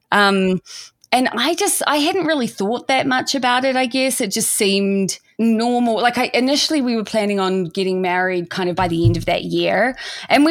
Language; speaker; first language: English; native; English